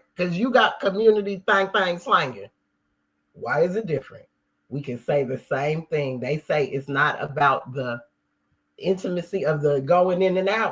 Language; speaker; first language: English; native; English